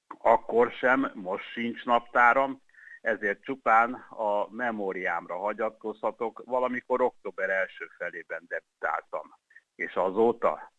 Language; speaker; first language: Hungarian; native; Hungarian